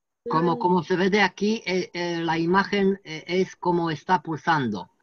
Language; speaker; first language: Spanish; non-native, learner; French